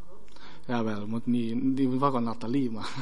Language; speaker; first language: Dutch; non-native, fluent; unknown